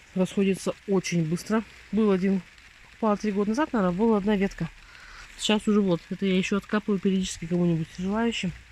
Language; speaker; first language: Russian; native; Russian